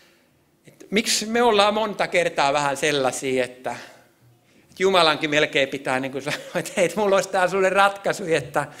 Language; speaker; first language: Finnish; native; Finnish